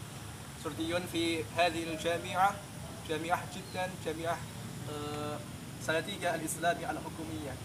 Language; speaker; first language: Arabic; non-native, learner; Indonesian